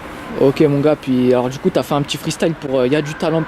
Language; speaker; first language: French; native; French